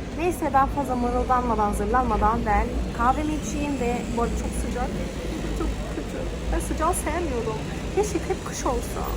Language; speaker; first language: Turkish; early bilingual, heritage; Turkish